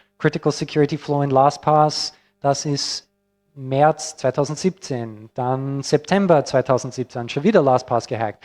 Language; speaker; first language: German; non-native, fluent; English